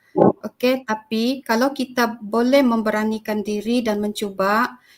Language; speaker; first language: Malay; native; Malay